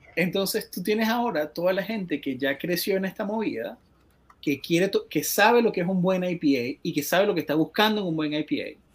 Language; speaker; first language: Spanish; native; Spanish